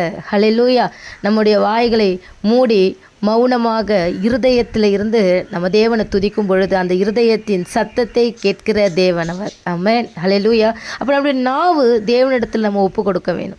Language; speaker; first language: Tamil; native; Tamil